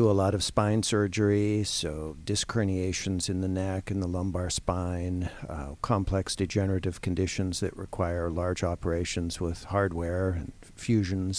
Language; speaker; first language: English; native; English